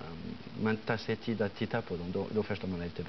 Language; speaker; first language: Swedish; non-native, fluent; French